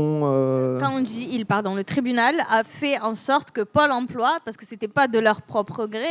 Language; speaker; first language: French; native; French